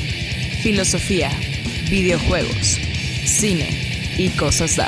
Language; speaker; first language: Spanish; native; Spanish